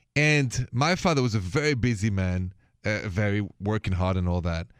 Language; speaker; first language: English; non-native, fluent; French